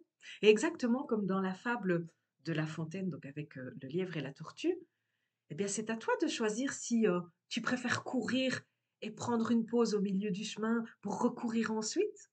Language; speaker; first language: French; native; French